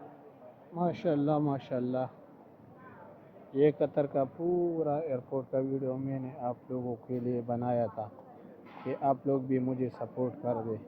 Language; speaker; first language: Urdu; non-native, local second language; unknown